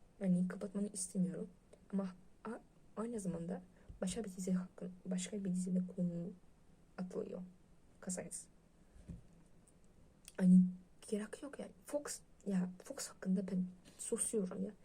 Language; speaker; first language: Turkish; non-native, learner; Russian